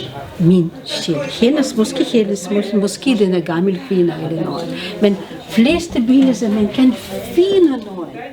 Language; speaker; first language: Danish; non-native, learner; Russian